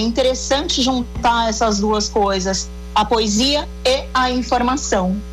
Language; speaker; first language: Portuguese; native; Portuguese